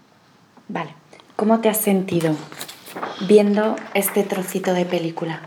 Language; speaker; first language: Spanish; non-native, learner; Chinese